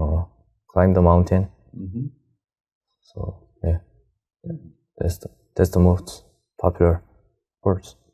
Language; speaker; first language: English; non-native, learner; Korean